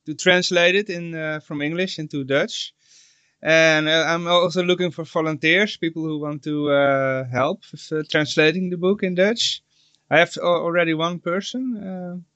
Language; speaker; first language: English; non-native, fluent; Dutch